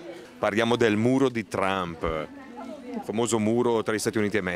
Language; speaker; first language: Italian; native; Italian